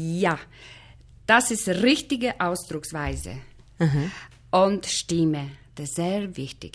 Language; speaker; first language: German; non-native, fluent; Polish